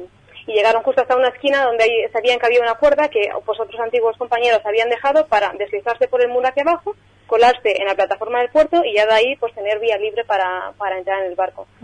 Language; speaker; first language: Spanish; native; Spanish